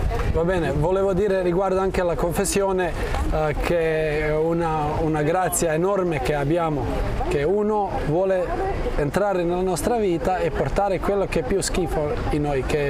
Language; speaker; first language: Italian; non-native, fluent; Croatian